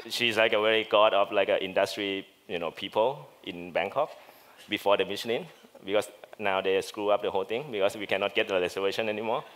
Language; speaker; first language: English; non-native, fluent; Thai